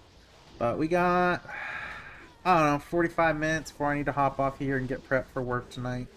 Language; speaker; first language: English; native; English